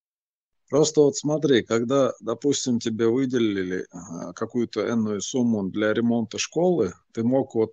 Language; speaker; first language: Russian; non-native, local second language; Chechen